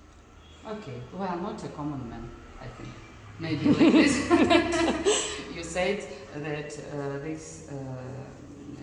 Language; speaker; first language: English; non-native, learner; Russian